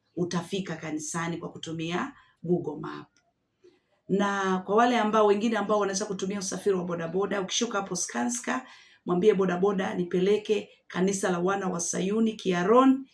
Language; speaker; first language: Swahili; native; Swahili